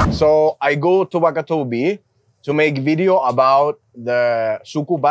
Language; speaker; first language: English; non-native, learner; Danish